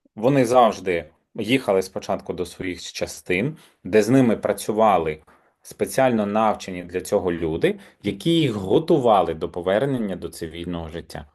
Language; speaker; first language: Ukrainian; native; Ukrainian